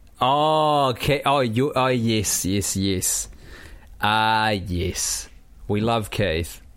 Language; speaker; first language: English; native; English